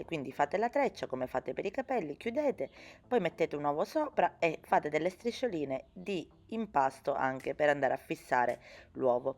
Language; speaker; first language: Italian; native; Italian